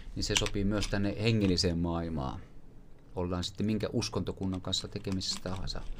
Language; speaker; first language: Finnish; native; Finnish